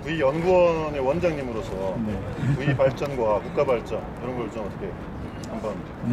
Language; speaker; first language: Korean; native; Korean